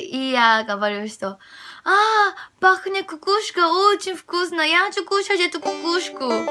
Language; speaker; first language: Russian; non-native, fluent; Korean